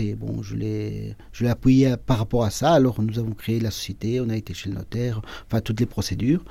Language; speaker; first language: French; early bilingual, other home language; Spanish